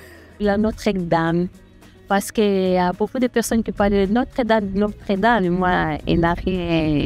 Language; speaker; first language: French; non-native, learner; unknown